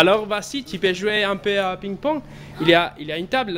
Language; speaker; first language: French; non-native, fluent; Spanish